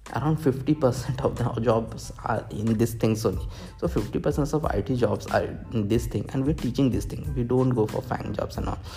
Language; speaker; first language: English; non-native, local second language; Hindi